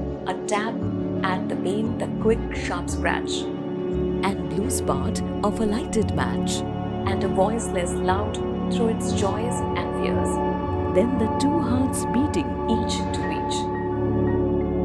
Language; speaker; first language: English; non-native, local second language; Bangla